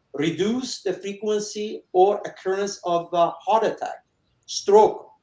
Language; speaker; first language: English; early bilingual, other home language; Persian